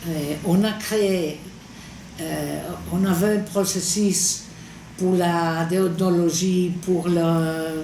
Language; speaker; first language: French; non-native, fluent; Greek